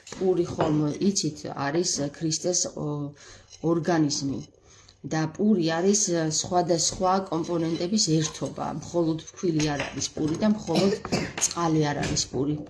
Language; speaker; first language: Georgian; native; Georgian